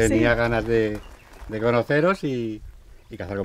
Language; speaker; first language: Spanish; native; Spanish